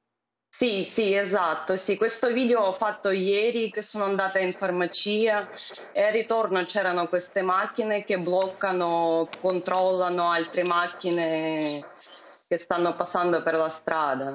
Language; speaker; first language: Italian; non-native, fluent; Ukrainian